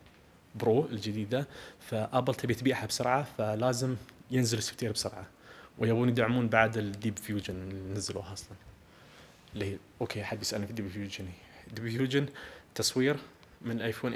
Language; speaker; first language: Arabic; native; Arabic